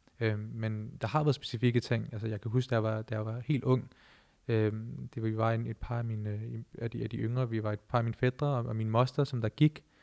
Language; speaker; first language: Danish; early bilingual, other home language; Punjabi